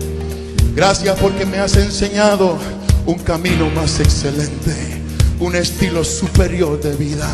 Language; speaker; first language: Spanish; native; Spanish